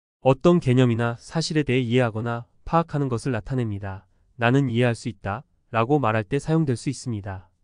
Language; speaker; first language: Korean; native; Korean